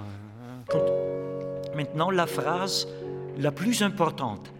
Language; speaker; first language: French; non-native, fluent; German